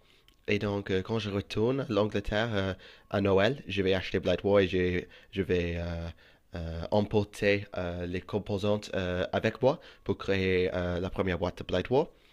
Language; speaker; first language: French; non-native, fluent; English